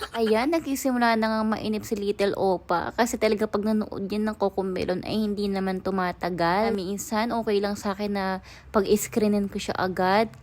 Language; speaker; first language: Filipino; native; Filipino